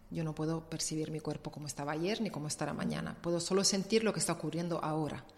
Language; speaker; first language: Spanish; non-native, fluent; Italian